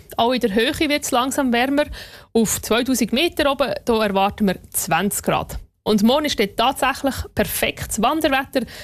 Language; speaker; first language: German; native; German